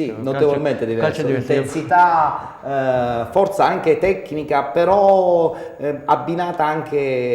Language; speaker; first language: Italian; native; Italian